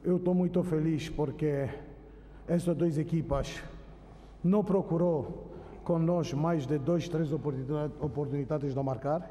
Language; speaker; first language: Portuguese; non-native, fluent; Romanian